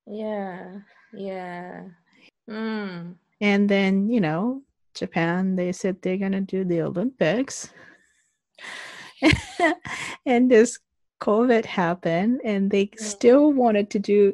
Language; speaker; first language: English; non-native, fluent; Japanese